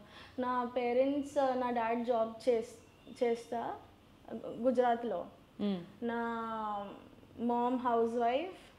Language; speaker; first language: Telugu; non-native, learner; Gujarati